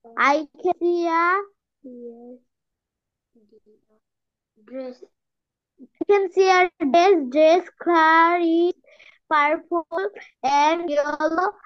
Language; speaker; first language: English; non-native, learner; Bangla